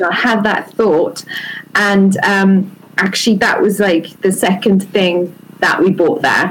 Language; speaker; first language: English; native; English